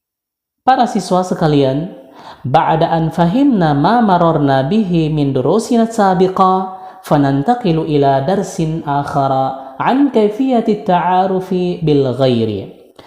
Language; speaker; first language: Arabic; non-native, fluent; Indonesian